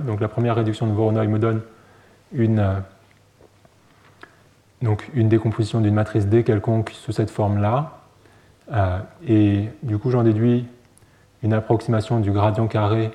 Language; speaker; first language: French; native; French